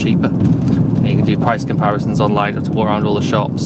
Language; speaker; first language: English; native; English